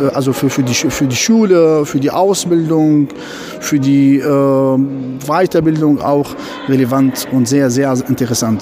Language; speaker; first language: German; non-native, fluent; Arabic